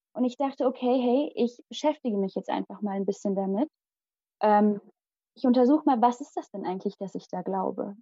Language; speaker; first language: German; early bilingual, other home language; Malayalam